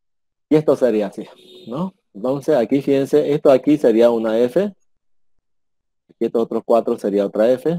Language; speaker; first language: Spanish; native; Spanish